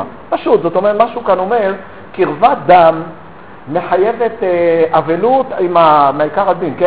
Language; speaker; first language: Hebrew; native; Hebrew